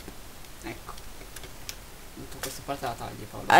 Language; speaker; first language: Italian; native; Italian